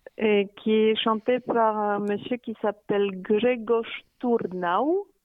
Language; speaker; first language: French; non-native, fluent; Polish